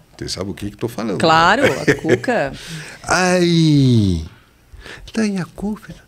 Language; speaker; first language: Portuguese; non-native, fluent; French